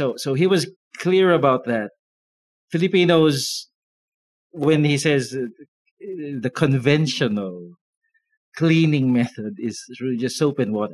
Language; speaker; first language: English; non-native, local second language; Filipino